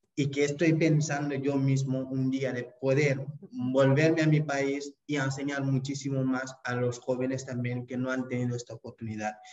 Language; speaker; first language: Spanish; non-native, fluent; Wolof